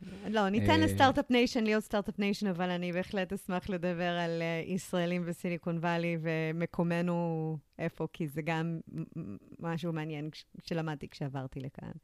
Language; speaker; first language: Hebrew; early bilingual, other home language; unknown